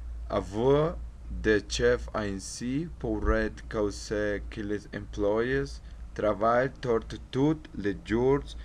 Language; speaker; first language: French; non-native, learner; Spanish